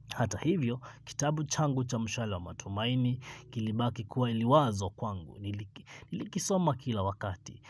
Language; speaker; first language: Swahili; non-native, local second language; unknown